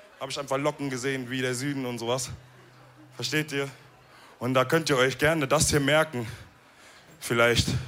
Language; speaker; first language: German; early bilingual, other home language; Wolof